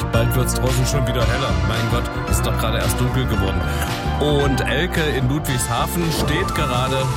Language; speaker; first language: German; native; German